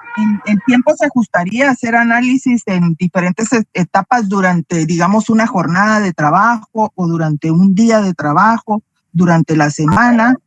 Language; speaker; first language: Spanish; native; Spanish